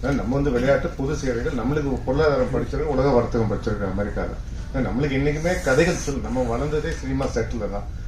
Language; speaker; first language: Tamil; native; Tamil